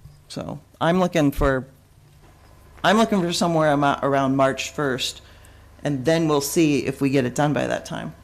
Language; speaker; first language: English; native; English